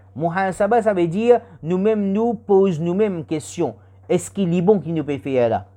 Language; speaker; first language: French; non-native, learner; Morisyen